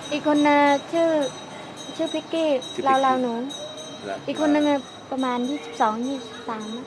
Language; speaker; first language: Thai; non-native, learner; Khmer